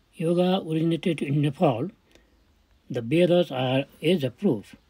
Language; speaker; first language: English; non-native, local second language; Nepali